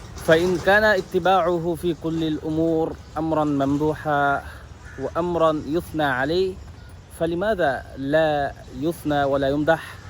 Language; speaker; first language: Arabic; non-native, fluent; Bangla